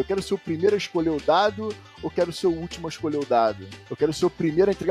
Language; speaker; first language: Portuguese; native; Portuguese